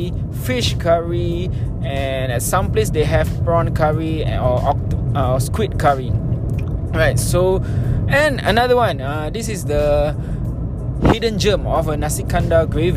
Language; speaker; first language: English; non-native, local second language; Malay